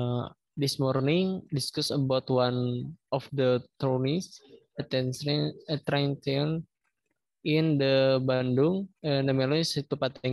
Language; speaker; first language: English; non-native, learner; Indonesian